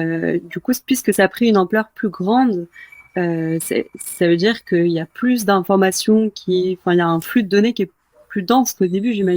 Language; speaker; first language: French; native; French